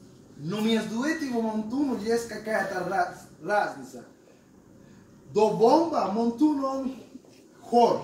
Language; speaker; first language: Russian; non-native, fluent; Spanish